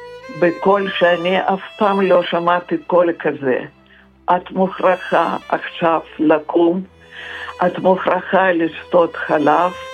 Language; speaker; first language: Hebrew; non-native, fluent; Russian